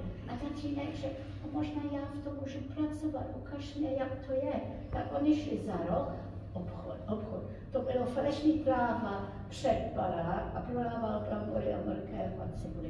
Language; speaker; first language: Czech; early bilingual, heritage; Czech